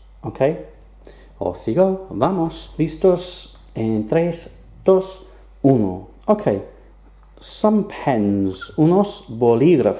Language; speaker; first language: Spanish; non-native, fluent; English